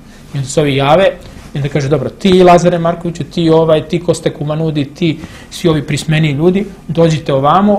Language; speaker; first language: Serbian; native; Serbian